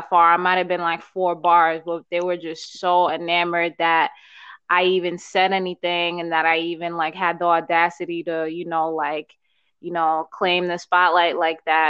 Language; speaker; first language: English; native; English